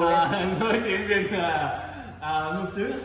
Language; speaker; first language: Vietnamese; non-native, learner; Japanese